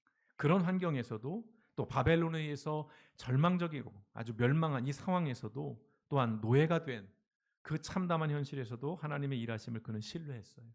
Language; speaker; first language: Korean; native; Korean